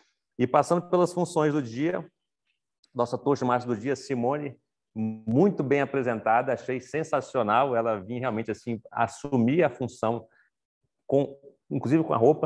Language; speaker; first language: Portuguese; native; Portuguese